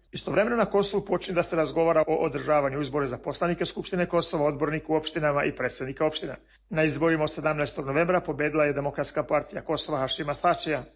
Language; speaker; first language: Serbian; non-native, local second language; Albanian